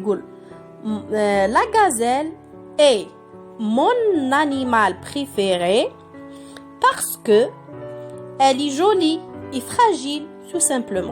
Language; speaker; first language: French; non-native, local second language; Arabic